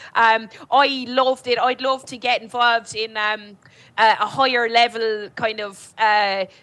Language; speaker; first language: English; native; English